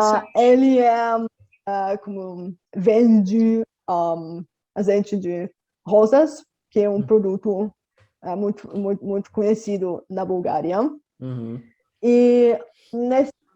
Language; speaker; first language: Portuguese; non-native, fluent; Bulgarian